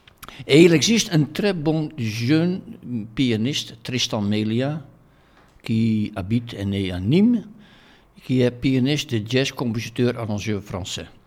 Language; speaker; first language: French; non-native, fluent; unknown